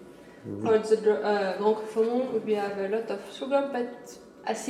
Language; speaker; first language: English; non-native, learner; French